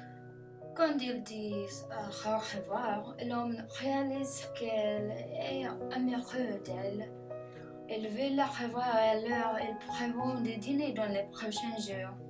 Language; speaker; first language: French; non-native, learner; English